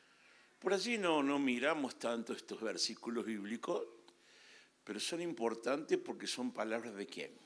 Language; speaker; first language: Spanish; native; Spanish